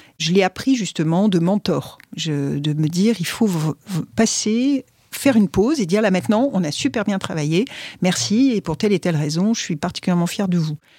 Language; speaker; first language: French; native; French